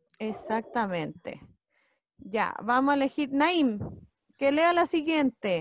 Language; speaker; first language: Spanish; native; Spanish